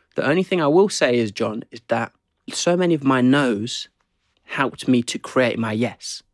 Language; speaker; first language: English; native; English